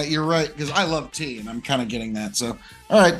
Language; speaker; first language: English; native; English